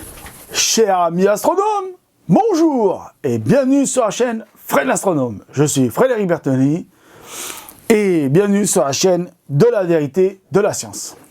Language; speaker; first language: French; native; French